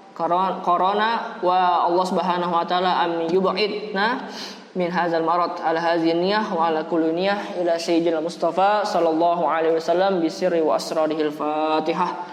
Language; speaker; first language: Arabic; non-native, fluent; Indonesian